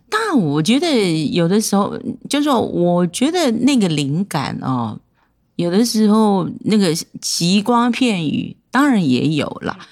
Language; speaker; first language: Chinese; non-native, local second language; Hakka Chinese